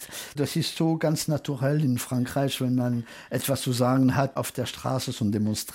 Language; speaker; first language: German; non-native, fluent; French